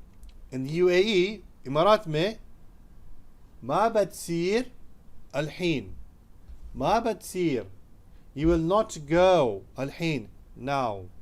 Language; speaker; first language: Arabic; non-native, fluent; Urdu